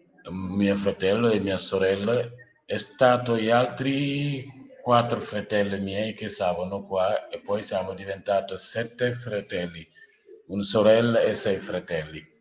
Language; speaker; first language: Italian; non-native, learner; Wolof